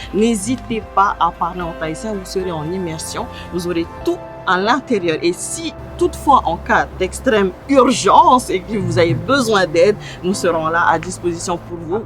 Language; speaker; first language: French; native; French